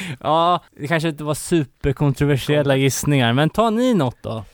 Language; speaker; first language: Swedish; native; Swedish